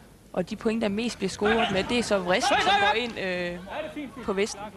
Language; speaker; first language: Danish; native; Danish